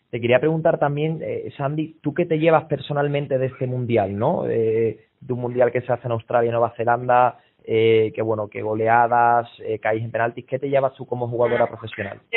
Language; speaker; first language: Spanish; native; Spanish